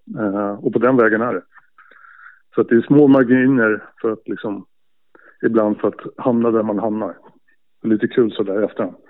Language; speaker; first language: Swedish; native; Swedish